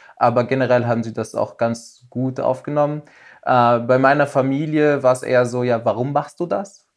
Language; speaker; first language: German; non-native, fluent; Arabic